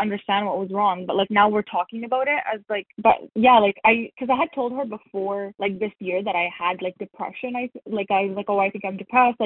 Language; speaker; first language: English; native; English